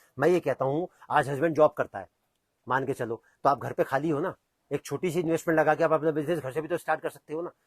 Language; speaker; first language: Hindi; native; Hindi